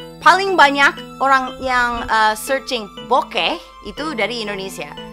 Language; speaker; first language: Indonesian; non-native, fluent; English